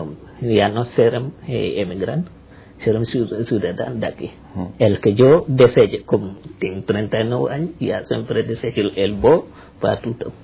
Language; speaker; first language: Catalan; non-native, learner; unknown